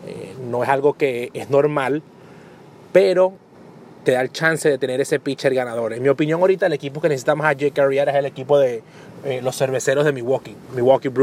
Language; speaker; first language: Spanish; early bilingual, heritage; Spanish